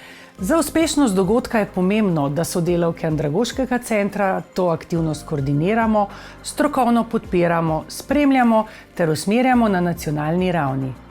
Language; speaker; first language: Slovenian; native; Slovenian